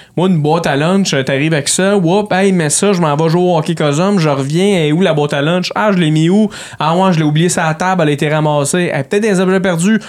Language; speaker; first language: French; native; French